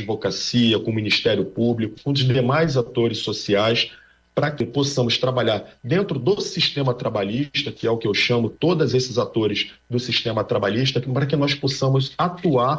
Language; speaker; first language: Portuguese; native; Portuguese